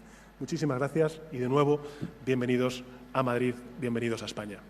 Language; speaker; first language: Spanish; native; Spanish